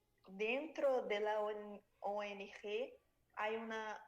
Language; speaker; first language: Spanish; non-native, learner; Portuguese